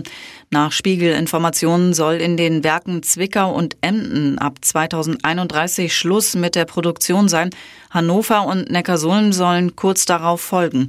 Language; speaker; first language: German; native; German